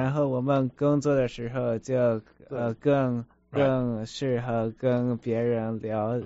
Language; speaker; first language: Chinese; early bilingual, heritage; Chinese